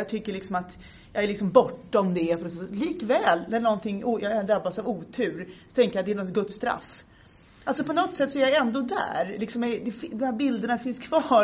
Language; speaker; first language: Swedish; native; Swedish